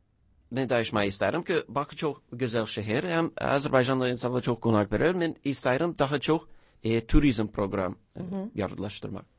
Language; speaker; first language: Turkish; non-native, learner; English